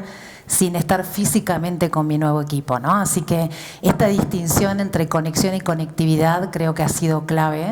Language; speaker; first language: Spanish; native; Spanish